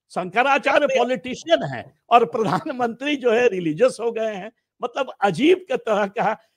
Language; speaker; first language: Hindi; native; Hindi